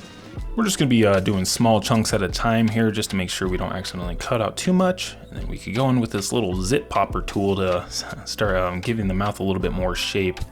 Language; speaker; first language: English; native; English